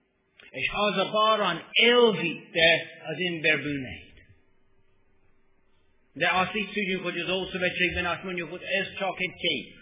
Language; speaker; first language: Hungarian; non-native, learner; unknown